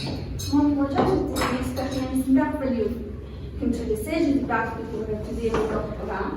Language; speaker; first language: French; non-native, learner; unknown